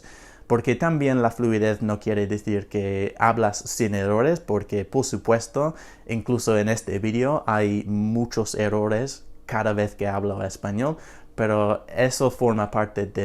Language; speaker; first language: Spanish; non-native, fluent; English